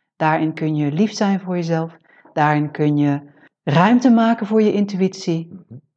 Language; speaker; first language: Dutch; native; Dutch